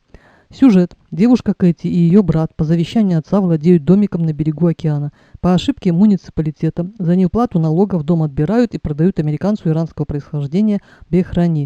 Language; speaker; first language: Russian; native; Russian